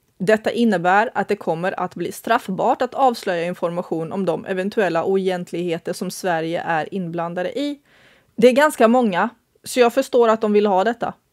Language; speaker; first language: Swedish; early bilingual, other home language; Bosnian